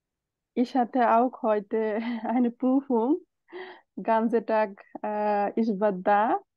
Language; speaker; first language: German; non-native, learner; Bangla